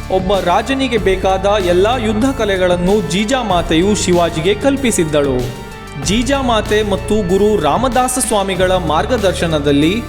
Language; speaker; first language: Kannada; native; Kannada